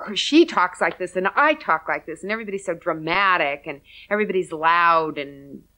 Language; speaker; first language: English; native; English